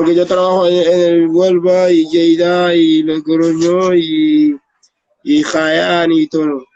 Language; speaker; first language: Spanish; non-native, learner; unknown